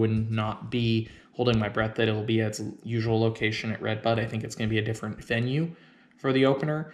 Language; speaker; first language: English; native; English